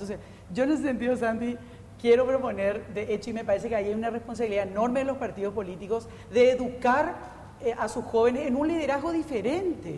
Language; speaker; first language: Spanish; native; Spanish